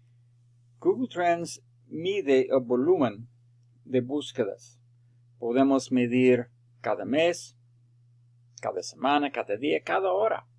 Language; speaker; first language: Spanish; non-native, fluent; English